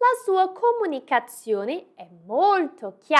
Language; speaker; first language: Italian; non-native, fluent; Portuguese